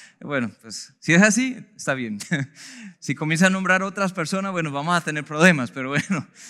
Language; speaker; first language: Spanish; non-native, fluent; English